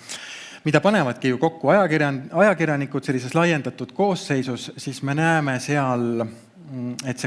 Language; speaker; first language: Estonian; native; Estonian